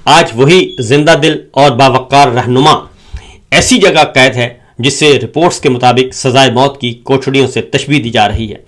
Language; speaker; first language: Urdu; native; Urdu